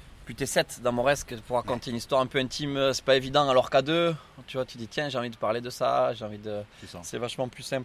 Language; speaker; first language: French; native; French